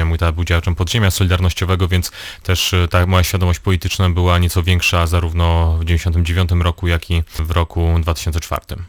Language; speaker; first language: Polish; native; Polish